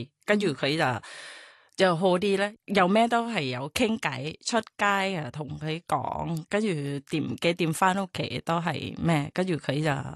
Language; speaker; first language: Cantonese; non-native, learner; Thai